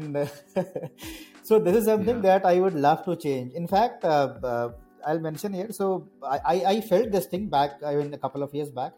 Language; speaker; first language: English; non-native, local second language; Hindi